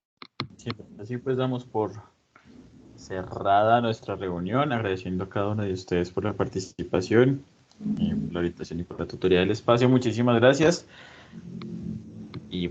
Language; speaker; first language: Spanish; native; Spanish